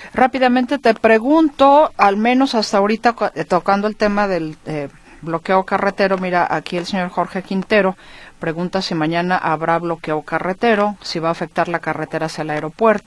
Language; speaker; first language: Spanish; native; Spanish